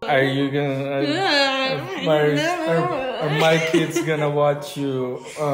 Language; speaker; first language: English; non-native, fluent; Portuguese